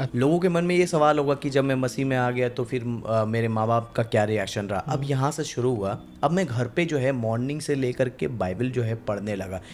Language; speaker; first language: Hindi; non-native, local second language; Bangla